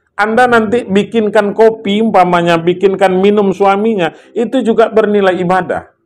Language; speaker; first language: Indonesian; non-native, local second language; Minangkabau